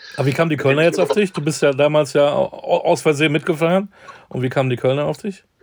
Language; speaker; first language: German; native; German